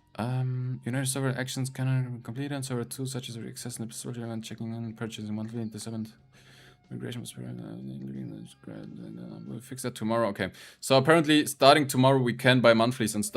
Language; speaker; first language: English; non-native, fluent; German